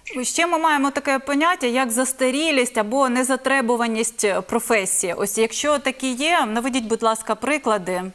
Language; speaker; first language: Ukrainian; native; Ukrainian